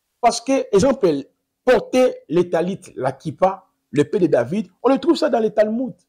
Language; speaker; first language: French; non-native, local second language; Lingala